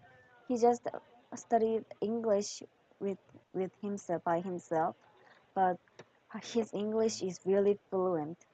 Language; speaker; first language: English; non-native, learner; Korean